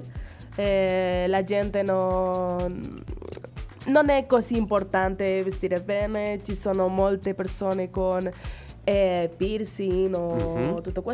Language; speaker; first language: Italian; non-native, fluent; Spanish